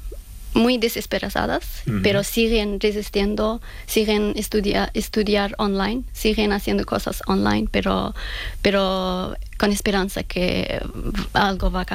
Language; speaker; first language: Spanish; non-native, learner; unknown